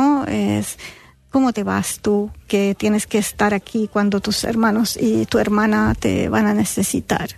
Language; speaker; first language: Spanish; non-native, fluent; Arabic